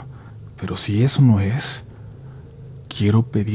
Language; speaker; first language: Spanish; native; Spanish